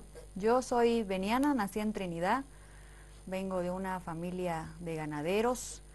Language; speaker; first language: Spanish; native; Spanish